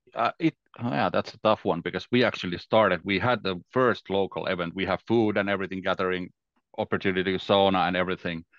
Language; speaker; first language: English; non-native, fluent; Finnish